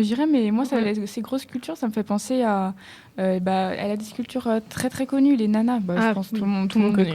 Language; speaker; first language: French; native; French